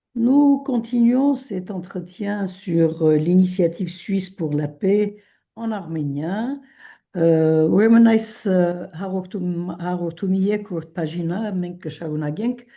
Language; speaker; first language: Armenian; early bilingual, heritage; Armenian